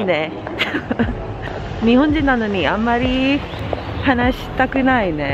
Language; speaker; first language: Japanese; non-native, learner; Filipino